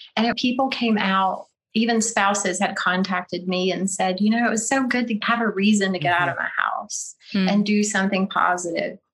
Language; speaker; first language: English; native; English